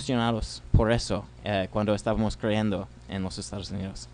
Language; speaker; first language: Spanish; non-native, learner; English